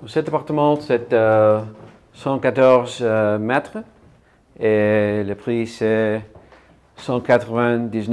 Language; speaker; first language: French; non-native, learner; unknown